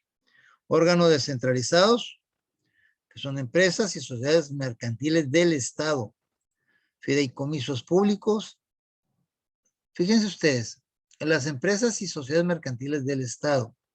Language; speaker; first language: Spanish; native; Spanish